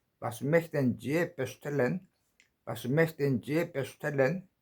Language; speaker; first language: German; non-native, learner; Korean